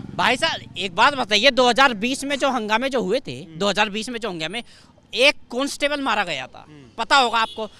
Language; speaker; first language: Hindi; native; Hindi